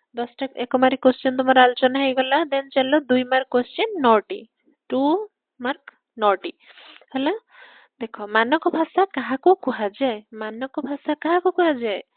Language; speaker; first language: Odia; native; Odia